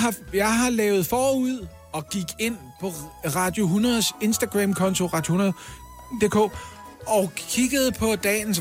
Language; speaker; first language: Danish; native; Danish